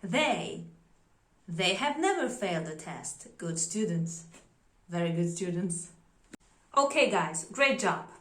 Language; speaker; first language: English; non-native, fluent; Polish